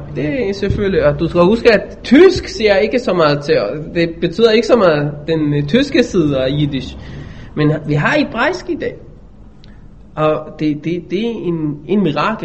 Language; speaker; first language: Danish; non-native, fluent; Hebrew